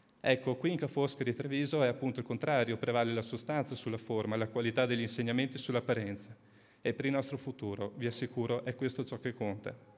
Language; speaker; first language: Italian; native; Italian